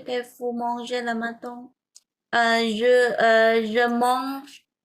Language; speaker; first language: French; non-native, learner; Vietnamese